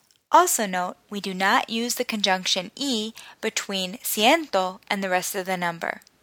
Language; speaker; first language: English; native; English